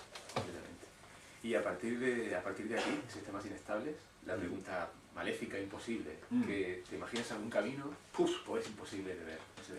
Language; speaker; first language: Spanish; native; Spanish